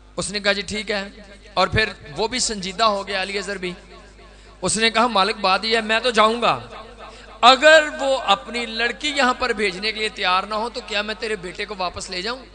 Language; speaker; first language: Urdu; non-native, local second language; Punjabi